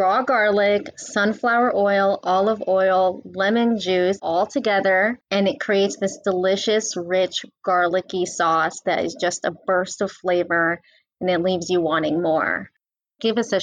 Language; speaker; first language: English; native; English